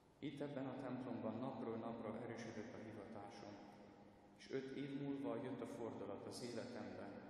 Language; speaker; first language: Hungarian; non-native, fluent; Ukrainian